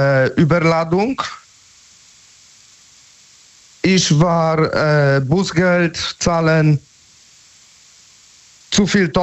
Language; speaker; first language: German; non-native, learner; Polish